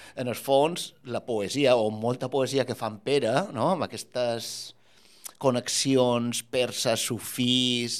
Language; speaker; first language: Catalan; native; Catalan